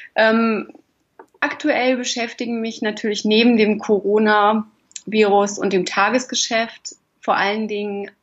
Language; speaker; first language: German; native; German